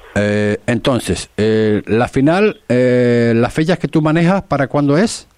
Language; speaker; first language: Spanish; native; Spanish